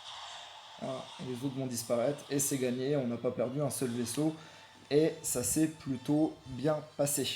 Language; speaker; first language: French; native; French